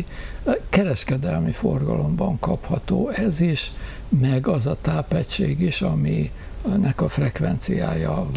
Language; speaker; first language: Hungarian; native; Hungarian